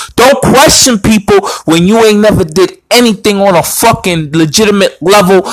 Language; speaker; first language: English; native; English